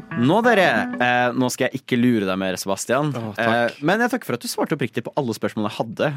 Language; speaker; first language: Norwegian; native; Norwegian